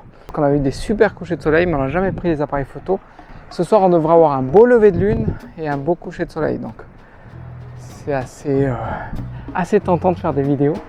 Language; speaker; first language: French; native; French